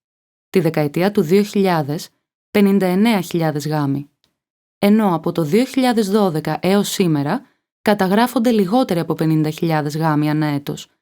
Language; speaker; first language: Greek; native; Greek